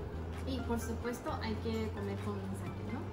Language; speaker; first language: Spanish; non-native, fluent; Japanese